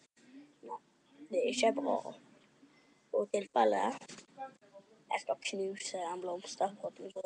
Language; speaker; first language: Norwegian; non-native, learner; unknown